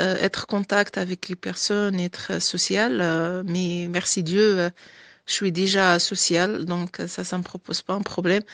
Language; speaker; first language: French; non-native, fluent; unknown